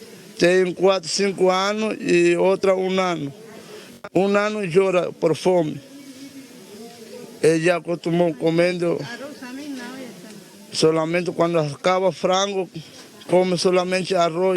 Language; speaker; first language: Portuguese; non-native, learner; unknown